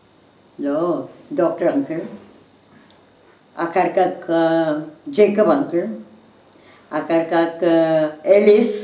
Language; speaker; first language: Hebrew; non-native, learner; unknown